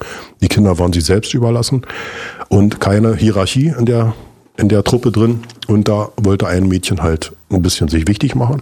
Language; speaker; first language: German; native; German